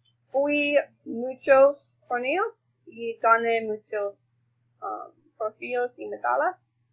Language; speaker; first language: Spanish; non-native, learner; English